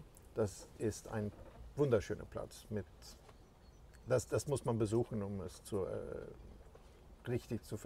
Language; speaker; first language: German; non-native, fluent; Swedish